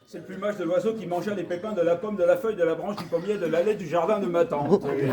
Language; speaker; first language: French; native; French